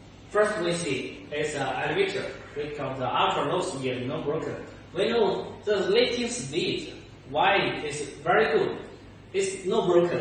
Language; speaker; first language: English; non-native, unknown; Chinese